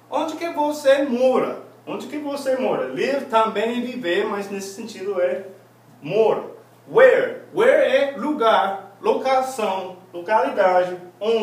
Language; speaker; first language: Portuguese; non-native, fluent; English